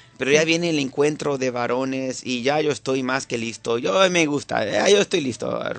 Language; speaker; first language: Spanish; early bilingual, heritage; Spanish